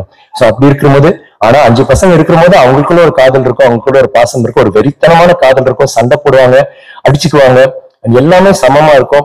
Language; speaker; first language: Tamil; native; Tamil